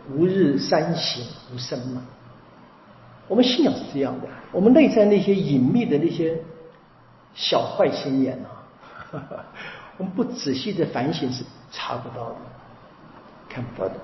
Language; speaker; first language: Chinese; native; Chinese